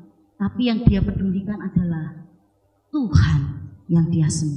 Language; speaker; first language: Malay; non-native, local second language; Javanese